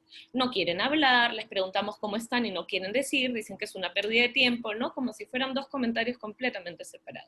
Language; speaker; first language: Spanish; native; Spanish